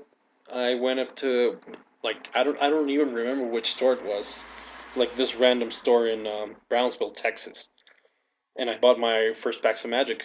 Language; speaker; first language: English; non-native, fluent; Spanish